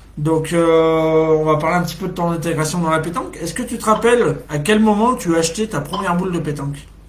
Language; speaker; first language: French; native; French